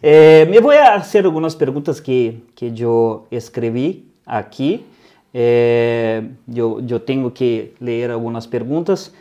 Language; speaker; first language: Spanish; non-native, fluent; Portuguese